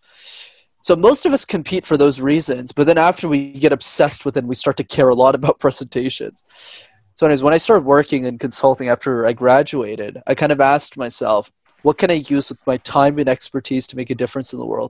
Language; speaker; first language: English; native; English